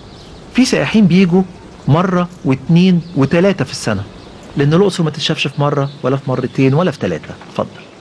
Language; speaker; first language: Arabic; native; Arabic